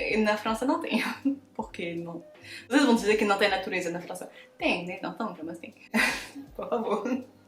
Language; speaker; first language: Portuguese; non-native, fluent; French